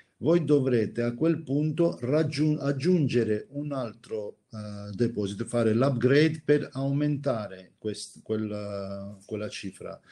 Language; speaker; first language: Italian; non-native, fluent; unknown